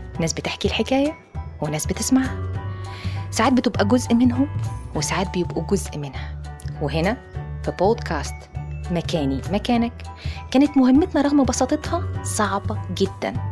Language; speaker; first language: Arabic; native; Arabic